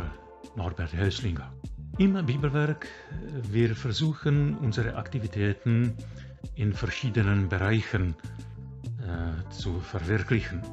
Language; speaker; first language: German; non-native, fluent; Czech